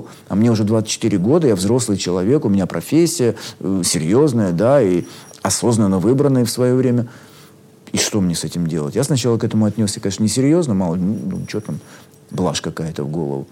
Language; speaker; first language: Russian; native; Russian